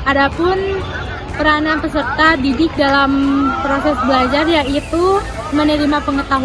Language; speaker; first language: Indonesian; native; Indonesian